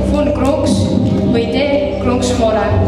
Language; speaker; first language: Estonian; native; Estonian